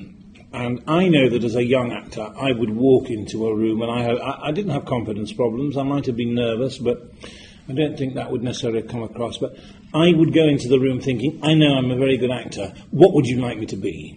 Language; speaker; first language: English; native; English